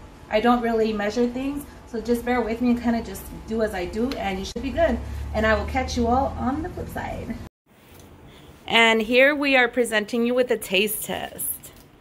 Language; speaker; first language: English; early bilingual, other home language; Spanish